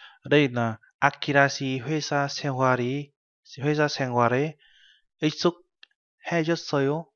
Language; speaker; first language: Korean; non-native, fluent; Vietnamese